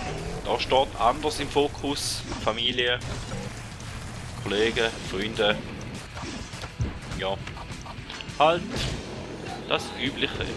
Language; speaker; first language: German; native; German